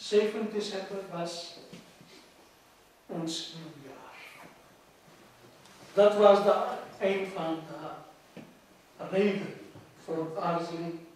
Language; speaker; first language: Dutch; non-native, fluent; Urdu